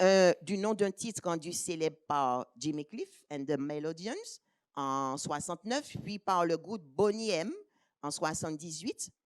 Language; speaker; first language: French; native; French